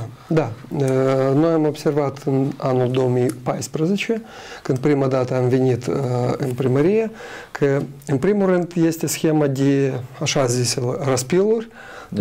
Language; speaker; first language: Romanian; non-native, local second language; Russian